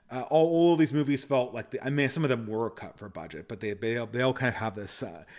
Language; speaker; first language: English; native; English